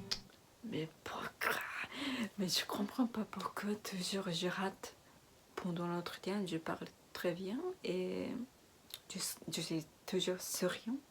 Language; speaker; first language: French; non-native, learner; Japanese